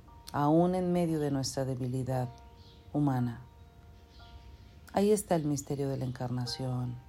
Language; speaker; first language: Spanish; native; Spanish